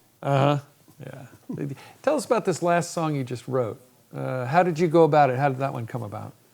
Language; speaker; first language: English; native; English